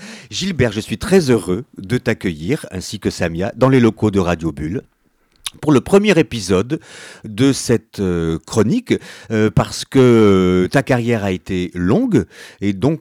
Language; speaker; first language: French; native; French